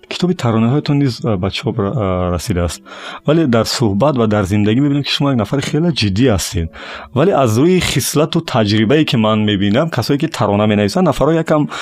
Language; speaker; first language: Tajik; native; Tajik